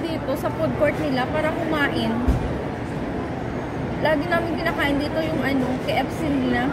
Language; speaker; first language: Filipino; non-native, local second language; Hiligaynon